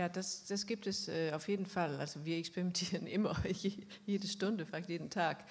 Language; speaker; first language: German; non-native, fluent; Danish